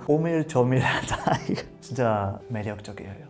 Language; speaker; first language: Korean; non-native, learner; English